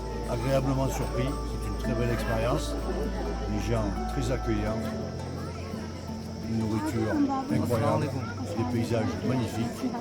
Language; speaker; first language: French; native; French